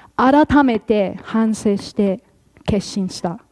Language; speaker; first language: Japanese; non-native, fluent; English